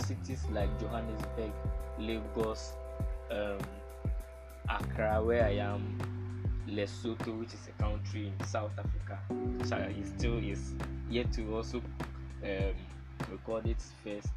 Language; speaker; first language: English; non-native, local second language; Akan